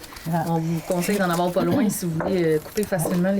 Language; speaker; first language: French; native; French